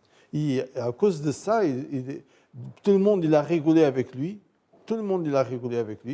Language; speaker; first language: French; non-native, fluent; Portuguese